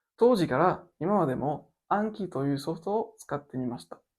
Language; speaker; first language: Japanese; non-native, learner; French